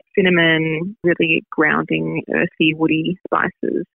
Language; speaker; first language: English; native; English